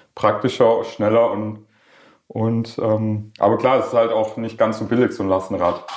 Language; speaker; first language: German; non-native, local second language; Swedish